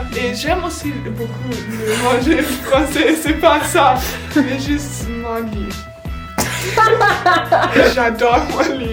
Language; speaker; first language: French; non-native, learner; German